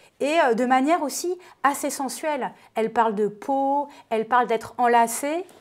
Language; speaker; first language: French; native; French